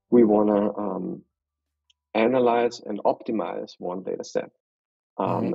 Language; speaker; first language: English; non-native, fluent; German